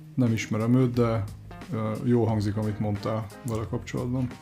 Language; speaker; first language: Hungarian; native; Hungarian